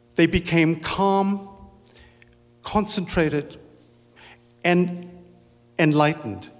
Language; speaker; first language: English; native; English